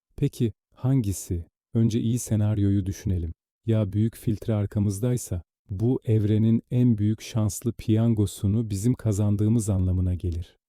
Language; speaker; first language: Turkish; native; Turkish